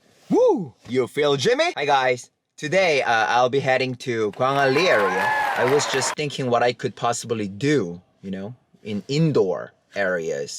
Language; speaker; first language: English; non-native, fluent; Korean